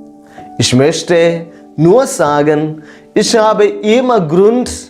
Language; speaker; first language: German; non-native, fluent; Malayalam